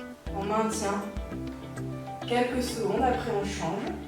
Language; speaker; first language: French; native; French